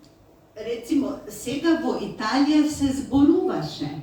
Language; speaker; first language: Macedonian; non-native, learner; Slovenian